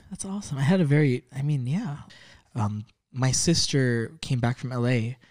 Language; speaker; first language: English; early bilingual, other home language; Filipino